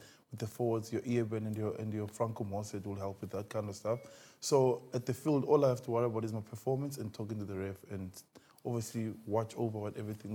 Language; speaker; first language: English; non-native, local second language; Xhosa